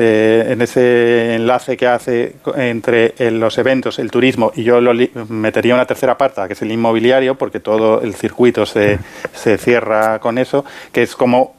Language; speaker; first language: Spanish; native; Spanish